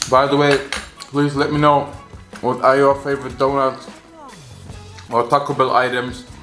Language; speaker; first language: English; non-native, fluent; German